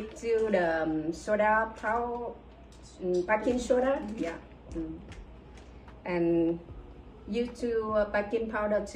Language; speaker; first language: English; non-native, learner; Vietnamese